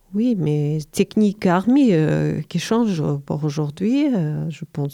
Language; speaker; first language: French; non-native, learner; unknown